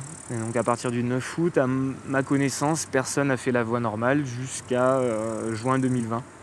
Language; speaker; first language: French; native; French